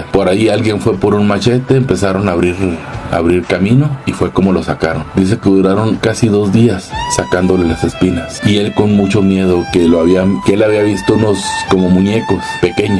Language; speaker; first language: Spanish; native; Spanish